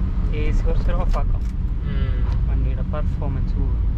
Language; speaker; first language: Malayalam; native; Malayalam